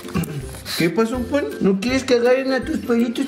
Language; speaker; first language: Spanish; native; Spanish